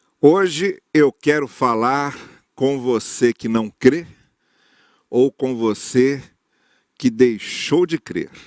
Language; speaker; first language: Portuguese; native; Portuguese